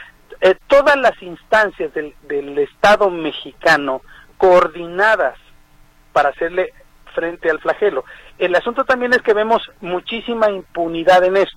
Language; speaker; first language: Spanish; native; Spanish